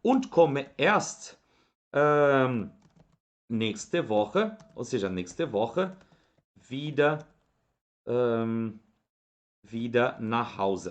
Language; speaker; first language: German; non-native, fluent; Portuguese